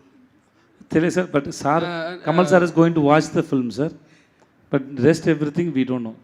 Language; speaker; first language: Telugu; non-native, learner; Tamil